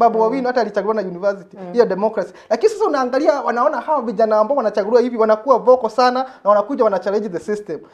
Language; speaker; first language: Swahili; non-native, local second language; Kikuyu